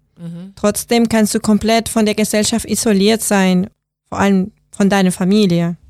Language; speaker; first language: German; non-native, fluent; Spanish